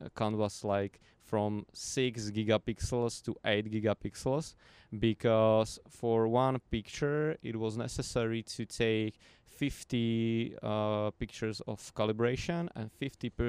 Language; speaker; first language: English; non-native, fluent; Slovak